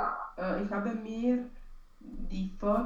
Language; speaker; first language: German; non-native, learner; Romanian